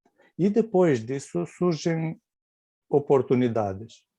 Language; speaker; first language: Portuguese; non-native, fluent; Romanian